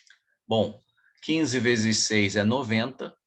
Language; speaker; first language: Portuguese; native; Portuguese